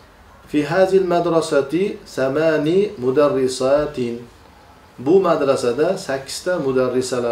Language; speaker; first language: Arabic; non-native, fluent; Uzbek